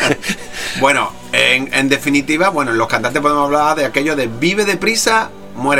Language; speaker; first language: Spanish; native; Spanish